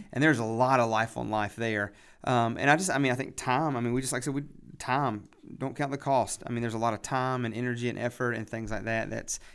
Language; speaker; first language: English; native; English